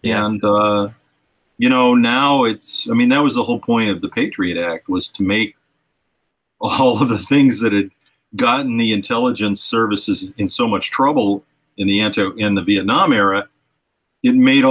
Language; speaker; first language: English; native; English